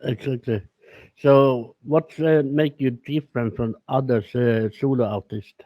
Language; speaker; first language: English; non-native, learner; Swedish